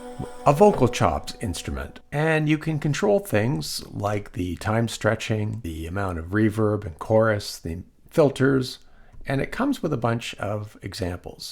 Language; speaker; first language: English; native; English